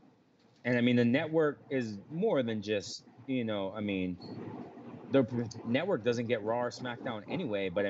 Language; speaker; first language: English; native; English